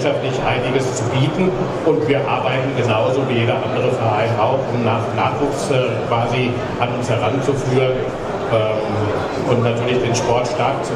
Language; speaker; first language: German; native; German